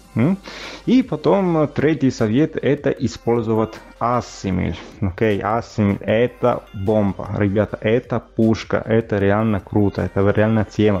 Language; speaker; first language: Russian; non-native, fluent; Italian